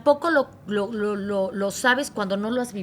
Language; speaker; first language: Spanish; native; Spanish